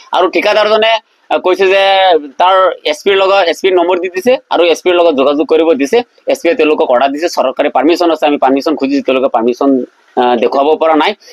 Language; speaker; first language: Assamese; non-native, local second language; Bangla